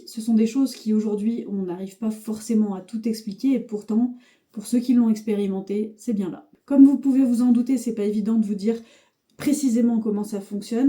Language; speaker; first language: French; native; French